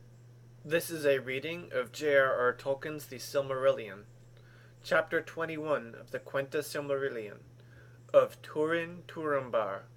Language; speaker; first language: English; native; English